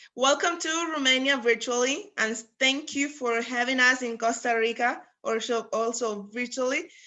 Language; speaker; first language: English; non-native, fluent; Romanian